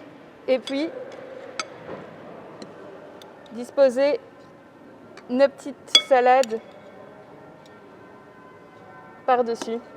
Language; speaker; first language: French; native; French